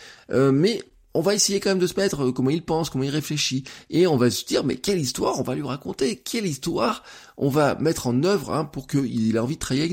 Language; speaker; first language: French; native; French